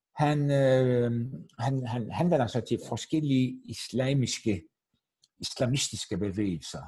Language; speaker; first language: Danish; non-native, fluent; Turkish